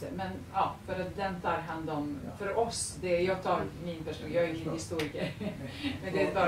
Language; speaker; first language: Swedish; non-native, fluent; Serbian